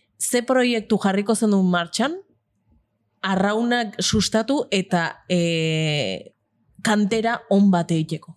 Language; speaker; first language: Basque; native; Basque